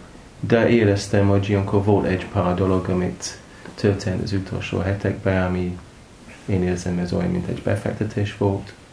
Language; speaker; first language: Hungarian; non-native, learner; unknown